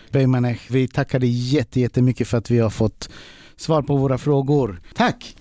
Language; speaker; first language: Swedish; native; Swedish